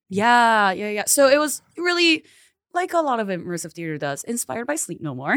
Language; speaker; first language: English; early bilingual, other home language; Japanese